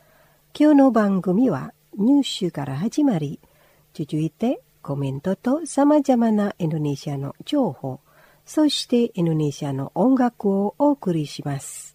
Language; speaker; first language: Japanese; non-native, fluent; Indonesian